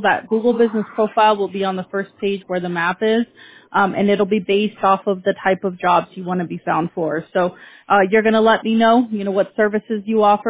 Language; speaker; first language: English; early bilingual, other home language; Spanish